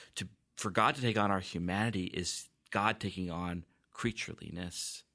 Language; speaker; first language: English; native; English